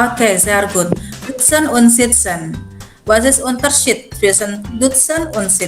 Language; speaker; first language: German; non-native, learner; Indonesian